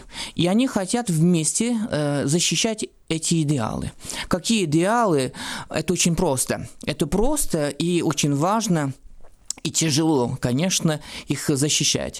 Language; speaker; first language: Russian; non-native, fluent; French